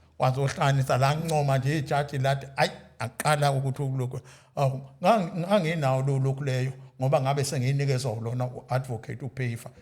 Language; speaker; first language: Zulu; native; Zulu